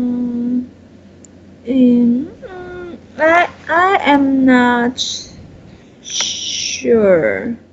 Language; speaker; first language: English; non-native, learner; Chinese